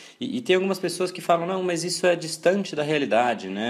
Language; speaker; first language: Portuguese; native; Portuguese